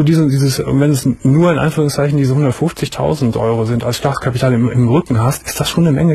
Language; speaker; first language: German; native; German